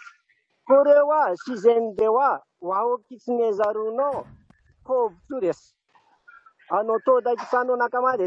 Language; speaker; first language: Japanese; non-native, fluent; Malagasy